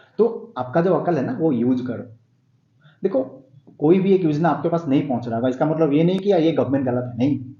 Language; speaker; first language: Hindi; non-native, local second language; Assamese